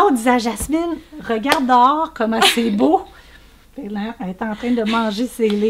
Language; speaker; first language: French; native; French